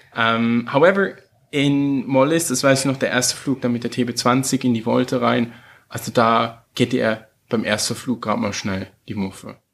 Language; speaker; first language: German; early bilingual, heritage; German